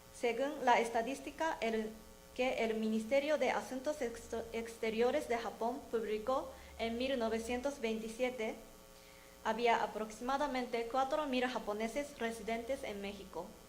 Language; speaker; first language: Spanish; non-native, learner; Japanese